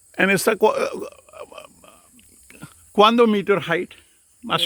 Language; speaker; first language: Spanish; non-native, learner; English